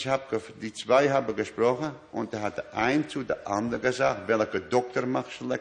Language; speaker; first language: German; non-native, learner; Dutch